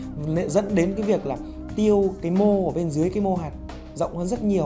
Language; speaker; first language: Vietnamese; native; Vietnamese